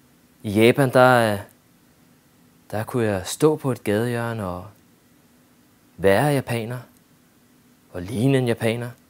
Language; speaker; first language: Danish; early bilingual, other home language; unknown